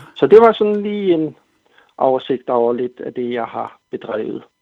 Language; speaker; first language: Danish; native; Danish